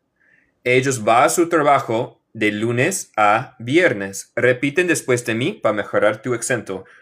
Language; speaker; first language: Spanish; non-native, fluent; English